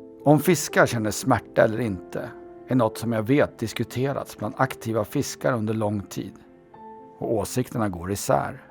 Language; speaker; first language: Swedish; native; Swedish